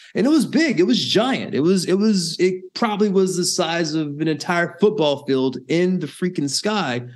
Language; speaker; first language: English; native; English